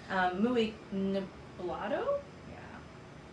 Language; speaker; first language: Spanish; non-native, learner; English